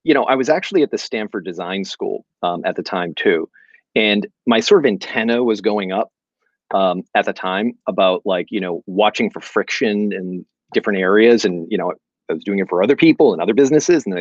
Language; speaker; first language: English; native; English